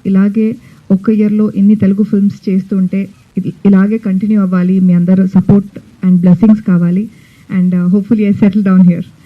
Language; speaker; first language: Telugu; non-native, fluent; Hindi